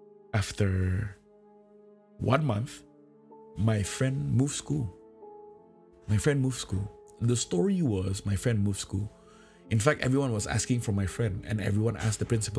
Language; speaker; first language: English; non-native, fluent; Indonesian